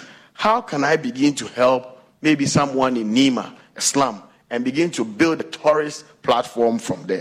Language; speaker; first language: English; non-native, local second language; Akan